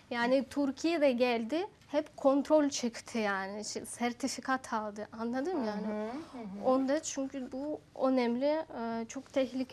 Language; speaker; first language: Turkish; non-native, learner; Russian